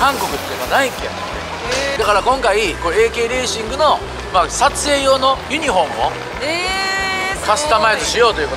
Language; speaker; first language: Japanese; native; Japanese